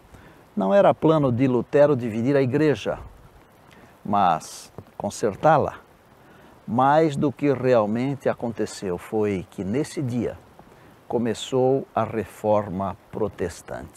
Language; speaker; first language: Portuguese; native; Portuguese